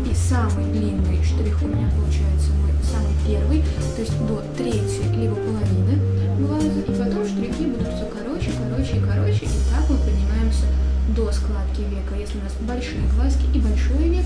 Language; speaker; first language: Russian; native; Russian